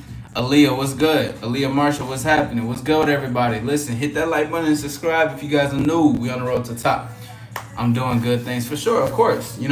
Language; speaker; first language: English; native; English